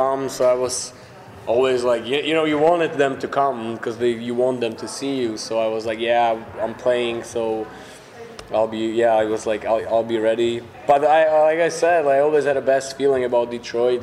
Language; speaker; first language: English; non-native, fluent; Slovak